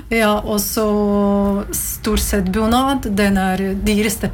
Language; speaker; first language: Norwegian; non-native, learner; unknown